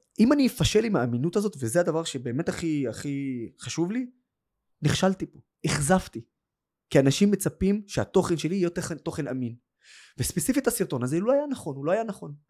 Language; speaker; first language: Hebrew; non-native, local second language; Arabic